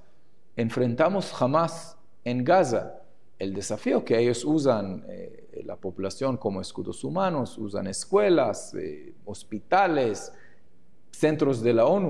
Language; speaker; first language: Spanish; non-native, fluent; Hebrew